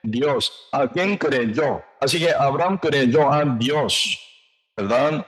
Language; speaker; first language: Spanish; non-native, learner; Korean